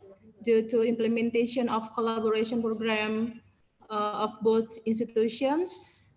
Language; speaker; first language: English; non-native, learner; Indonesian